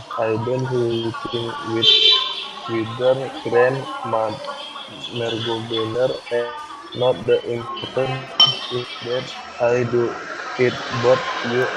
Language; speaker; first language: English; non-native, learner; Indonesian